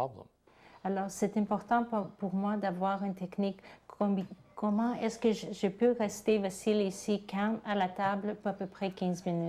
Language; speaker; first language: French; non-native, learner; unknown